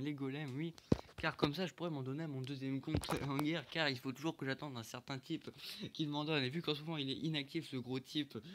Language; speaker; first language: French; native; French